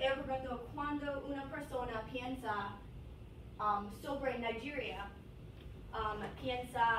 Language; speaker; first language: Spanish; non-native, learner; English